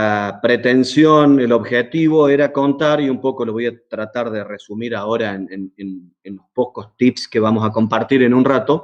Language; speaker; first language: Spanish; native; Spanish